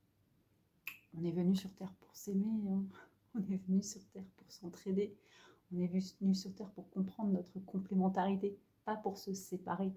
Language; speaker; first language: French; native; French